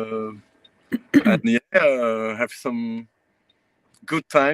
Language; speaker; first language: English; non-native, learner; French